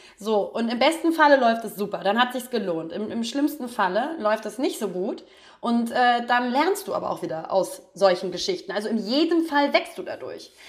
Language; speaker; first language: German; native; German